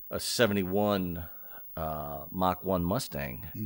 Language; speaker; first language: English; native; English